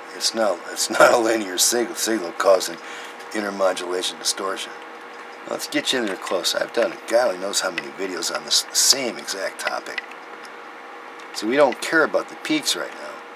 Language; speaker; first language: English; native; English